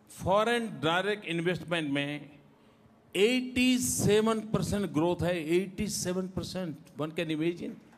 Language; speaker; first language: Hindi; non-native, local second language; Gujarati